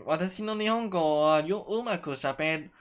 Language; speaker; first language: Japanese; non-native, learner; Cantonese